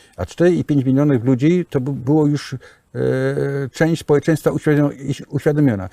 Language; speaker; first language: Polish; native; Polish